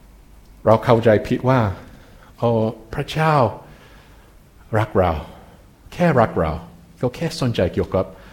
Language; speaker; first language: Thai; non-native, fluent; English